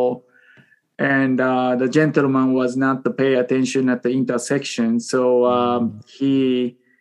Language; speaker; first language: English; non-native, fluent; Japanese